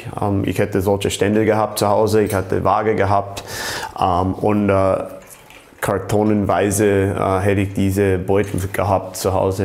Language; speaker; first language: German; non-native, fluent; English